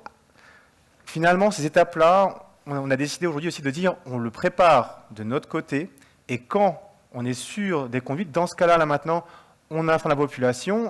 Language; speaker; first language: French; native; French